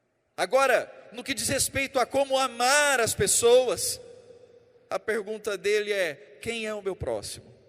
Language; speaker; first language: Portuguese; native; Portuguese